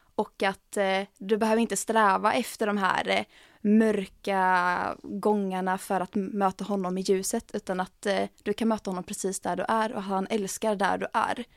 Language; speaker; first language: Swedish; native; Swedish